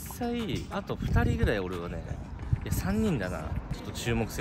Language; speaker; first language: Japanese; native; Japanese